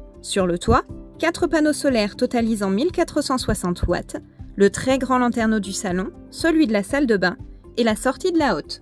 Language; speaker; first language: French; native; French